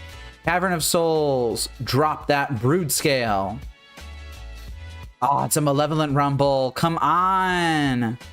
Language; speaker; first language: English; native; English